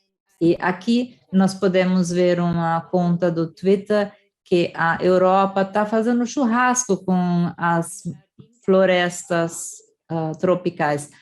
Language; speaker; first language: Portuguese; non-native, fluent; German